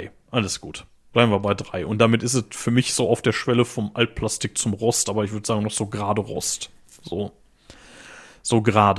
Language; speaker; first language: German; native; German